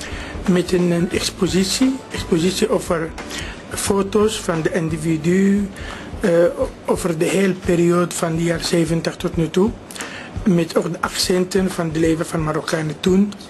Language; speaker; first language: Dutch; non-native, fluent; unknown